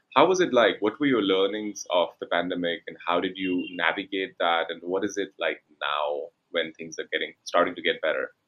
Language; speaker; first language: English; non-native, local second language; Hindi